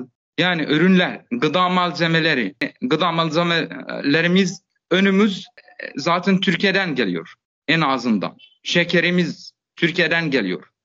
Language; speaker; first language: Turkish; non-native, fluent; Arabic